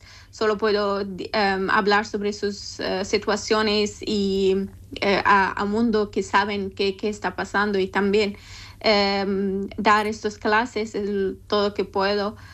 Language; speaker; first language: Spanish; non-native, learner; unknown